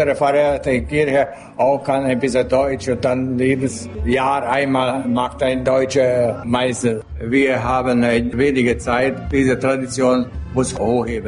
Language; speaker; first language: German; non-native, local second language; Hungarian